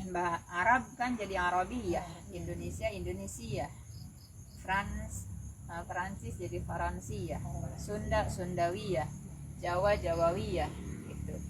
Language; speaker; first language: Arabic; non-native, fluent; Sundanese